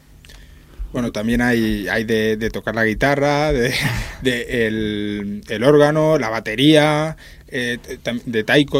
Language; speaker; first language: Spanish; native; Spanish